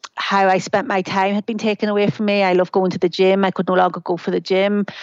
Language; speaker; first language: English; native; English